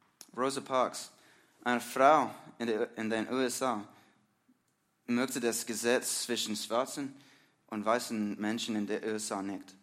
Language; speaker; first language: German; non-native, learner; English